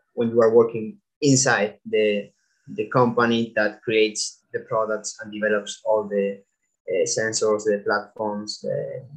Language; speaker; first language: English; non-native, fluent; Spanish